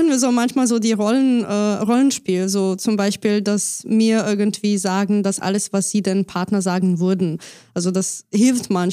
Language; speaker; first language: German; non-native, fluent; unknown